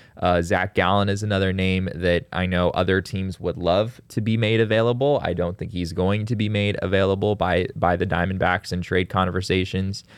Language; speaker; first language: English; native; English